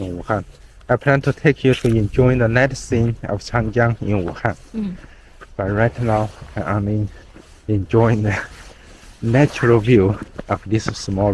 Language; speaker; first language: English; non-native, learner; Chinese